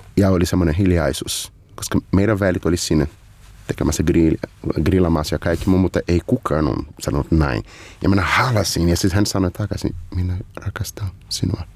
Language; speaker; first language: Finnish; non-native, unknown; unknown